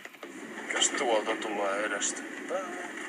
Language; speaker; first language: Finnish; native; Finnish